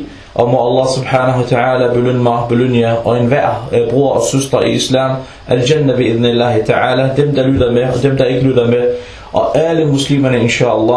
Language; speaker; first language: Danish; early bilingual, other home language; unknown